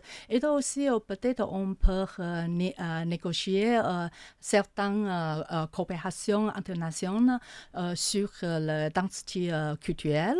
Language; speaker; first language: French; non-native, fluent; Chinese